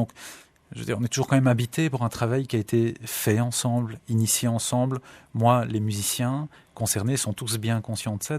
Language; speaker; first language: French; native; French